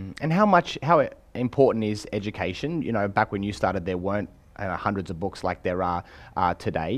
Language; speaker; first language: English; native; English